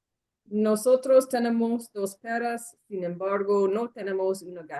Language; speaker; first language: Spanish; non-native, learner; English